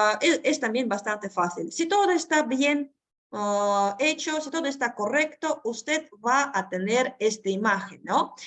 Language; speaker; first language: Spanish; non-native, fluent; Russian